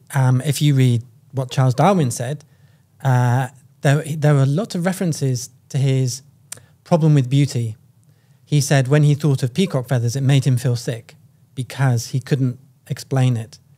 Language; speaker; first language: English; native; English